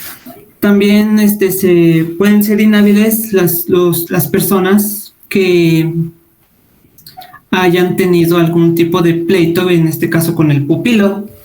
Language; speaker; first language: Spanish; native; Spanish